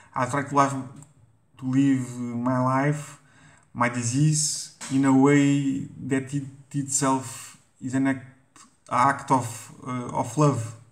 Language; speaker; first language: English; non-native, fluent; Portuguese